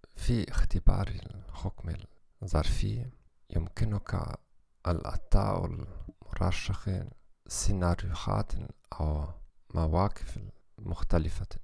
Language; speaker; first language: Arabic; non-native, learner; German